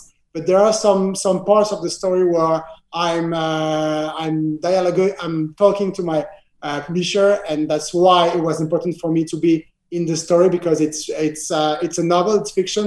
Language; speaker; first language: English; non-native, fluent; French